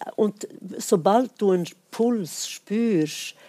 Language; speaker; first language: German; non-native, fluent; Swedish